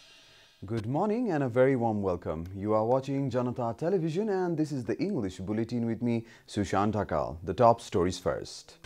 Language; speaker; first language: English; non-native, fluent; Nepali